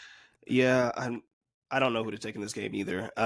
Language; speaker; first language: English; native; English